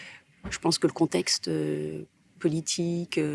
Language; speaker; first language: French; native; French